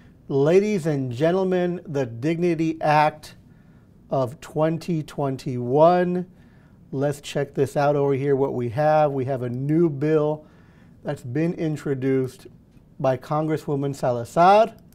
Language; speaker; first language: English; early bilingual, other home language; Spanish